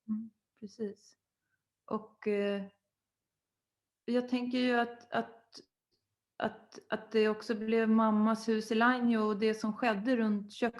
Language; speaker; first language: Swedish; native; Swedish